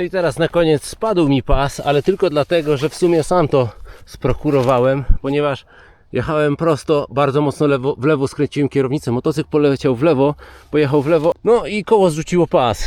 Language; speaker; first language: Polish; native; Polish